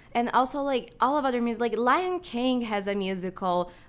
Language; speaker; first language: English; non-native, fluent; Portuguese